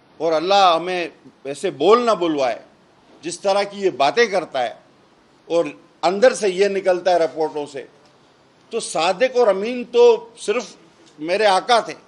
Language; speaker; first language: Urdu; non-native, local second language; Sindhi